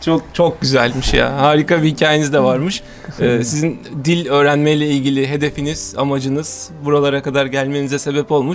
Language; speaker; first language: Turkish; native; Turkish